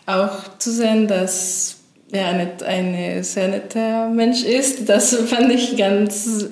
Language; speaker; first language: German; non-native, fluent; Spanish